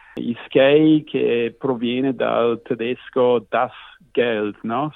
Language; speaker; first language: Italian; non-native, fluent; English